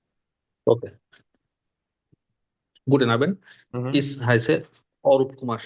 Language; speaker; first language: German; non-native, learner; Bangla